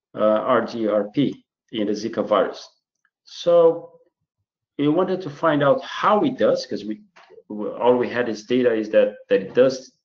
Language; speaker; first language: English; non-native, fluent; Portuguese